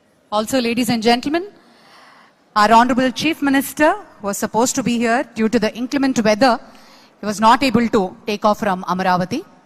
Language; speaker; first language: English; non-native, local second language; Telugu